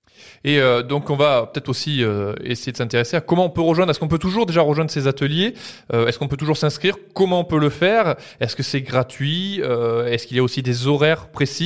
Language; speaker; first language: French; native; French